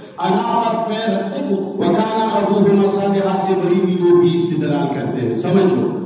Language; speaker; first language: Urdu; non-native, local second language; Pashto